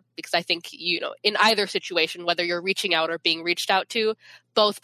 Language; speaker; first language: English; native; English